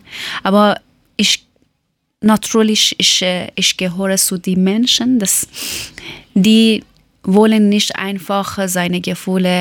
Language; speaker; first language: German; non-native, learner; Persian